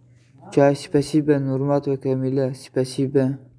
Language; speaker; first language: Russian; non-native, learner; Tajik